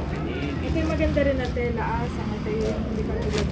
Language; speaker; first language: Filipino; native; Filipino